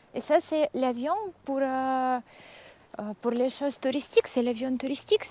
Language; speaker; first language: French; non-native, learner; Russian